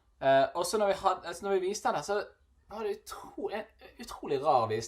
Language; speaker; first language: Norwegian; native; Norwegian